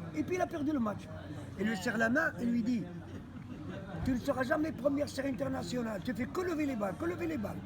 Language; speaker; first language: French; non-native, local second language; Arabic